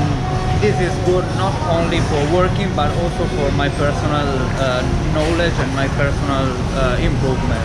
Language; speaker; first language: English; non-native, fluent; Italian